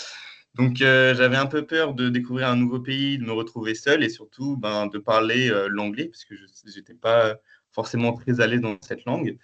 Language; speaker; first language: French; native; French